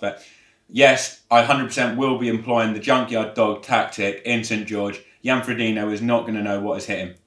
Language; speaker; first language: English; native; English